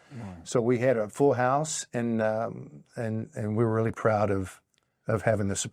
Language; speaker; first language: English; native; English